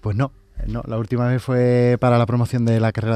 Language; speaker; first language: Spanish; native; Spanish